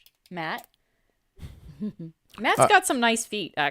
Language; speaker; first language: English; native; English